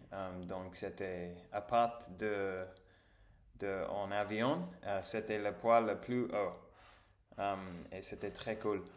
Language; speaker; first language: French; non-native, learner; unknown